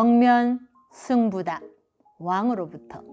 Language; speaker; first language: Korean; native; Korean